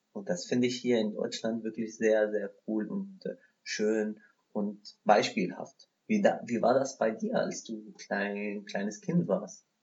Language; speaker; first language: German; non-native, fluent; Arabic